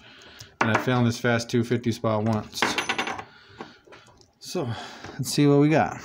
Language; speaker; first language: English; native; English